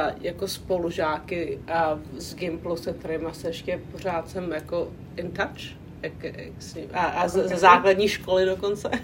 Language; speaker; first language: Czech; non-native, local second language; English